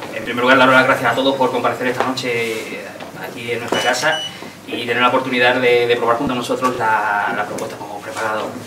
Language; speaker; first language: Spanish; native; Spanish